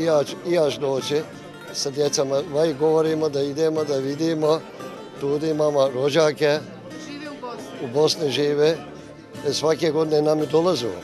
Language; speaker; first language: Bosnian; early bilingual, heritage; Bosnian